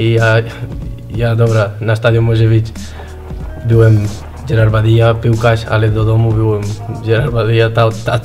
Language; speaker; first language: Polish; non-native, learner; Spanish